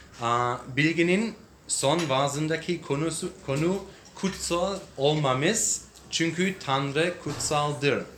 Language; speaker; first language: Turkish; non-native, learner; English